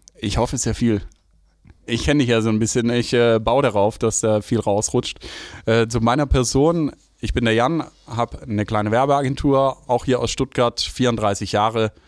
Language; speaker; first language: German; native; German